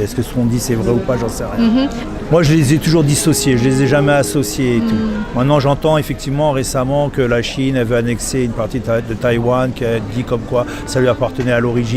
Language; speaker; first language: French; native; French